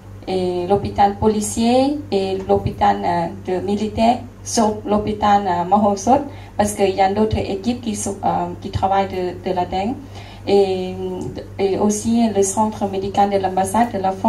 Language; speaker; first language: French; non-native, learner; Lao